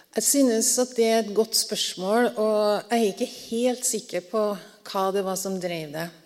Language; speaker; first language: Norwegian; native; Norwegian